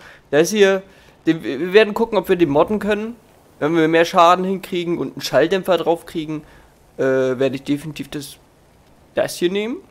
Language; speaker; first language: German; native; German